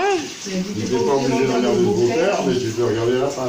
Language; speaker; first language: French; native; French